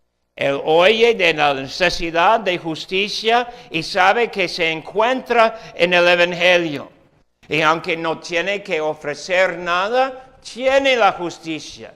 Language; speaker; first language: Spanish; non-native, fluent; English